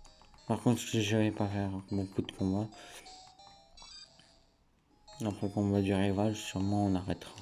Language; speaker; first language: French; native; French